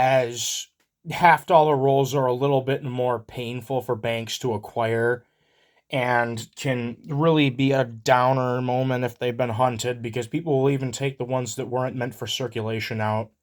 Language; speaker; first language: English; native; English